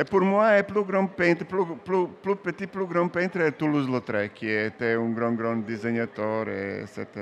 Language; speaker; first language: French; non-native, learner; Serbian